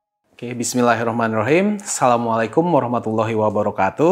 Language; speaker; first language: Indonesian; native; Indonesian